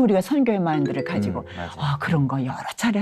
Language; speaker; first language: Korean; native; Korean